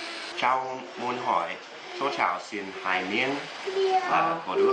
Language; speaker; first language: Vietnamese; non-native, learner; English